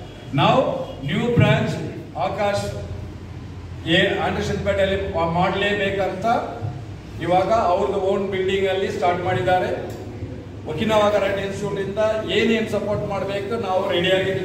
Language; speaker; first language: Kannada; non-native, local second language; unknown